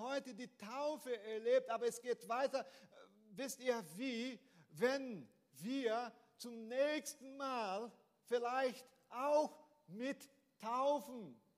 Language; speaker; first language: German; non-native, fluent; Portuguese